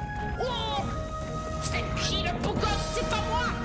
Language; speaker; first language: French; native; French